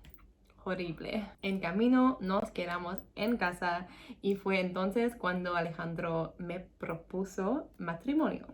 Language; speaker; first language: Spanish; non-native, learner; English